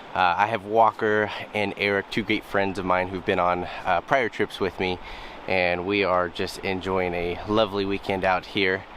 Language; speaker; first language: English; native; English